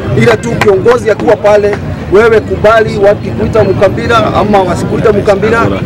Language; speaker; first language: Swahili; non-native, local second language; Kikuyu